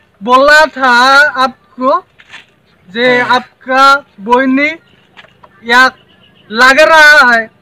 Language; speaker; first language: Hindi; non-native, local second language; Assamese